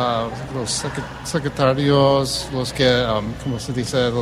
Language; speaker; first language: Spanish; early bilingual, heritage; English